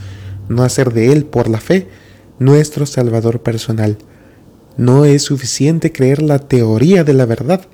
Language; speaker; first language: Spanish; native; Spanish